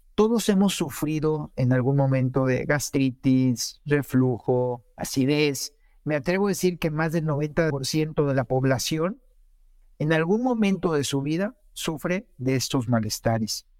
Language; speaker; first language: Spanish; native; Spanish